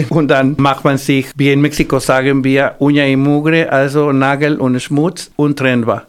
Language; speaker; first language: German; non-native, fluent; Spanish